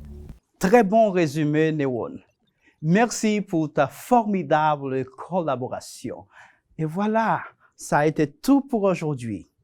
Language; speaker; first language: French; non-native, fluent; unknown